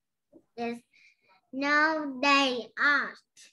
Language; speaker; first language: English; non-native, learner; Vietnamese